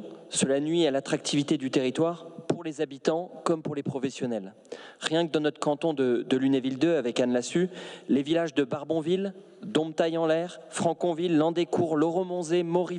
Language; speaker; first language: French; native; French